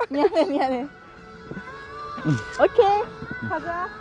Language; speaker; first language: Korean; non-native, learner; Japanese